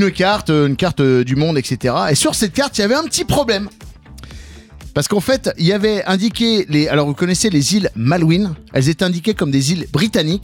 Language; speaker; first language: French; native; French